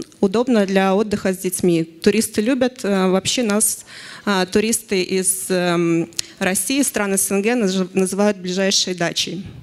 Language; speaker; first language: Russian; native; Russian